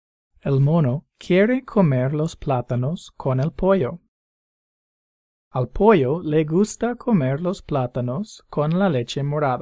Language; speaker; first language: Spanish; non-native, fluent; English